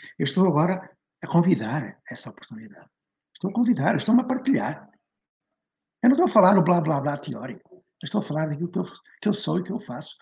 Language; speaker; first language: Portuguese; native; Portuguese